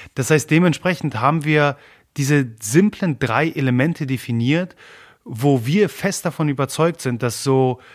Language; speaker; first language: German; early bilingual, other home language; Polish